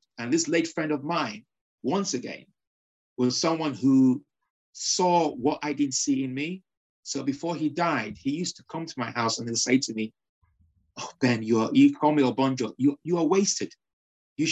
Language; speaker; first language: English; non-native, local second language; Yoruba